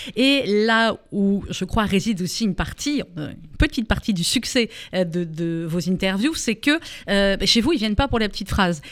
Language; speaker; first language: French; native; French